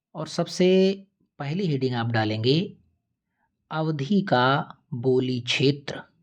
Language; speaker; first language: Hindi; native; Hindi